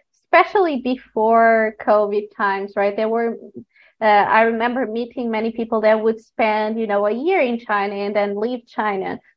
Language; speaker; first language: English; non-native, fluent; Portuguese